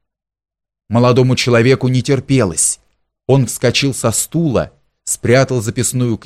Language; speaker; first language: Russian; native; Russian